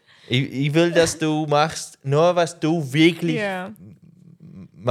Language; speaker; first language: German; non-native, learner; English